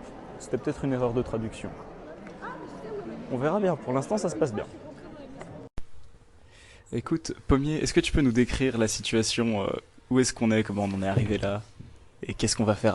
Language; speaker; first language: French; native; French